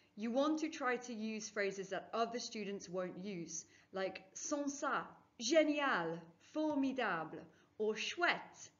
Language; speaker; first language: English; native; English